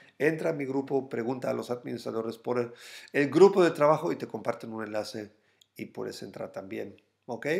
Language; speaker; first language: Spanish; non-native, fluent; German